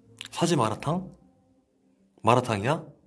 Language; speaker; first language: Korean; native; Korean